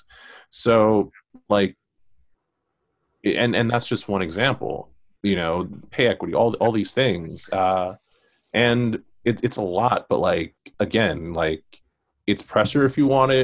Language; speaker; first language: English; native; English